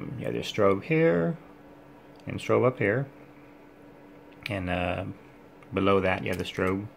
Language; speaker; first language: English; native; English